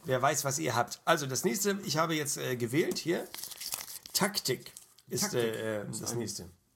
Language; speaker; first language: German; native; German